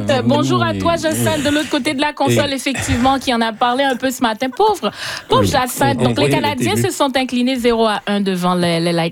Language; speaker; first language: French; native; French